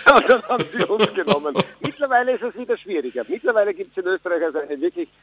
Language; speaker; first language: German; native; German